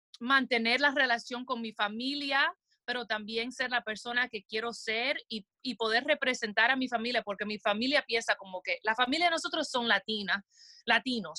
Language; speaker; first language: Spanish; early bilingual, heritage; Spanish